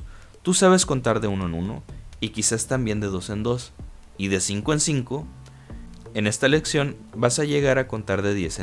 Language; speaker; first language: Spanish; native; Spanish